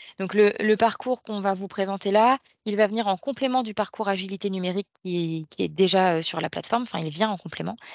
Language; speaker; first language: French; native; French